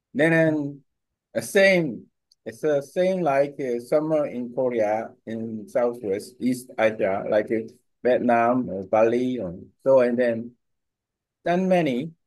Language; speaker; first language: English; non-native, learner; Korean